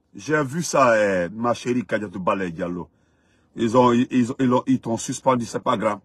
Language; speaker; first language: French; non-native, local second language; Fula